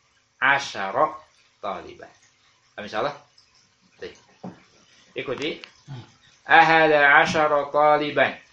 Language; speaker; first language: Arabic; non-native, fluent; Indonesian